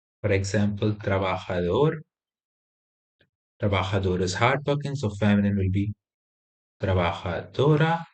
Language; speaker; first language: Spanish; non-native, fluent; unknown